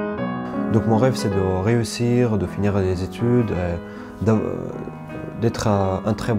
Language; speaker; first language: French; non-native, fluent; Kurdish